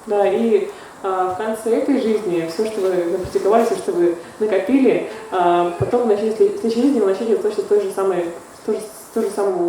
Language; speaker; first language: Russian; native; Russian